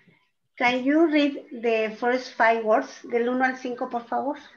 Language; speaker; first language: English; non-native, learner; Spanish